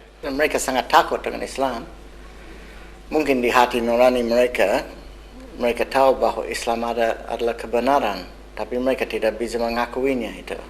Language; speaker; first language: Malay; non-native, fluent; English